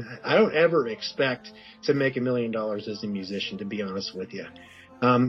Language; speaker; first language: English; native; English